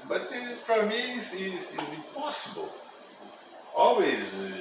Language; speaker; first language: English; non-native, learner; Portuguese